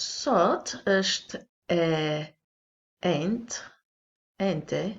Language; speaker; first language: Albanian; non-native, learner; English